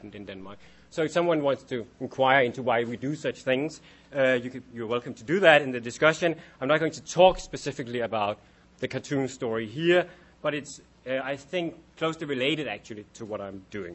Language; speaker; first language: English; non-native, fluent; Danish